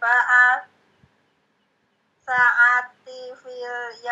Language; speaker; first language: Arabic; non-native, learner; Indonesian